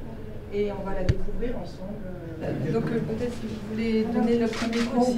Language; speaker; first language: French; native; French